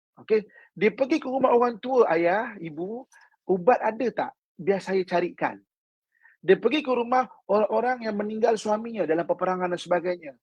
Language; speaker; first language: Malay; native; Malay